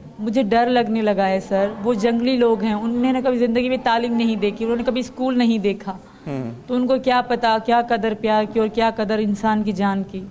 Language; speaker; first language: Urdu; non-native, local second language; Sindhi